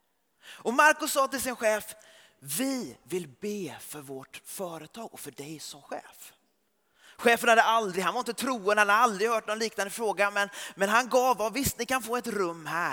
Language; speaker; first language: Swedish; early bilingual, heritage; Swedish